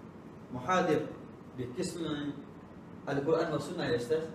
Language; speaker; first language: Arabic; non-native, learner; Malay